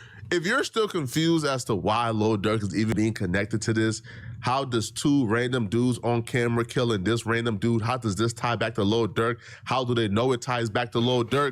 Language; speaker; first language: English; native; English